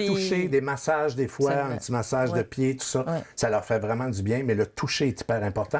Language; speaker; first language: French; native; French